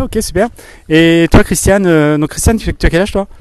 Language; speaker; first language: French; native; French